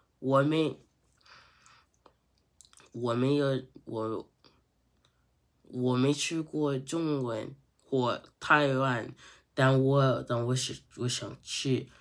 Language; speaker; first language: Chinese; non-native, learner; English